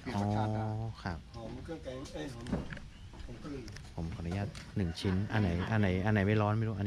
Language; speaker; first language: Thai; native; Thai